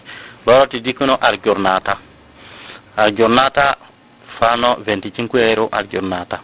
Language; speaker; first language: Italian; non-native, learner; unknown